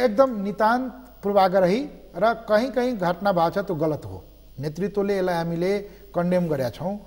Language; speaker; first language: Nepali; non-native, local second language; Maithili